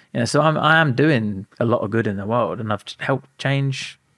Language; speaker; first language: English; native; English